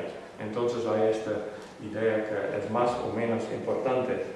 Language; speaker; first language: Spanish; non-native, learner; Western Frisian